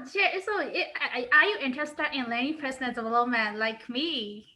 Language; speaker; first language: English; non-native, learner; Burmese